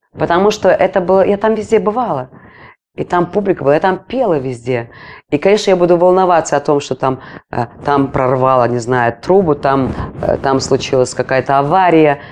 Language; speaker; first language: Russian; non-native, local second language; Latvian